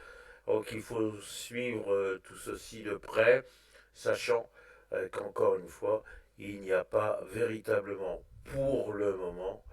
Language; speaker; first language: French; native; French